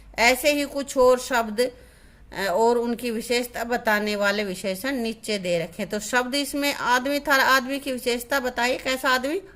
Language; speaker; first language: Hindi; native; Hindi